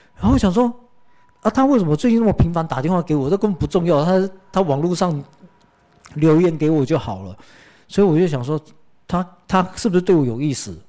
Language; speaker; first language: Chinese; early bilingual, heritage; Chinese